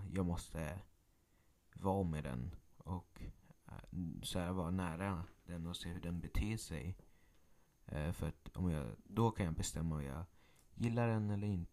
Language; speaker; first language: Swedish; early bilingual, other home language; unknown